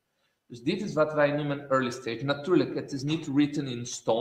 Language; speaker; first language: Dutch; non-native, fluent; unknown